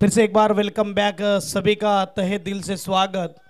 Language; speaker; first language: Hindi; non-native, local second language; Marathi